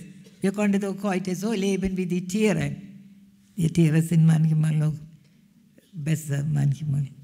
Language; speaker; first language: German; non-native, fluent; Malayalam